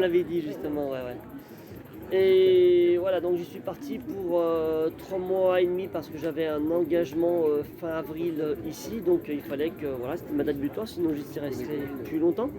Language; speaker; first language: French; native; French